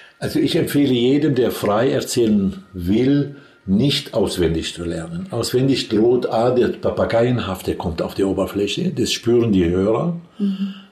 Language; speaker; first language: German; non-native, fluent; Arabic